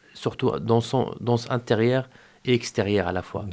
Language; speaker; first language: French; non-native, fluent; Arabic